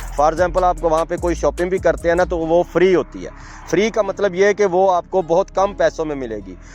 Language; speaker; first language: Urdu; non-native, local second language; Punjabi